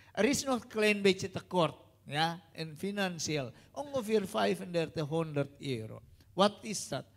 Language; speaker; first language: Dutch; non-native, learner; Indonesian